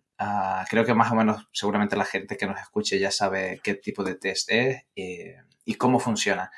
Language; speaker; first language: Spanish; native; Spanish